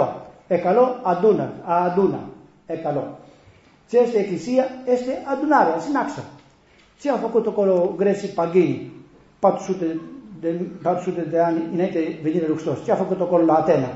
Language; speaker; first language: Romanian; non-native, learner; Greek